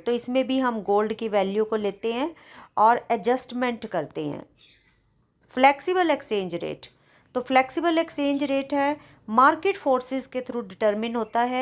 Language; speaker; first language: Hindi; non-native, local second language; Punjabi